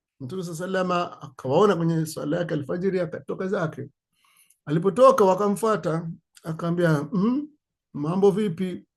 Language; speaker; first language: Swahili; native; Swahili